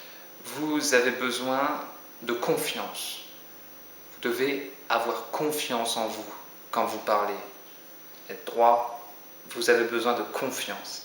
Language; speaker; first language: French; native; French